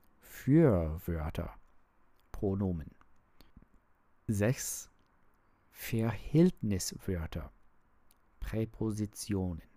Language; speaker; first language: German; non-native, learner; English